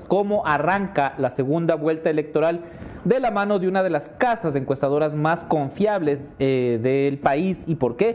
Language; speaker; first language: Spanish; native; Spanish